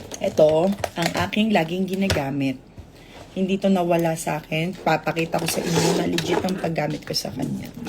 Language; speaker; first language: Filipino; native; Filipino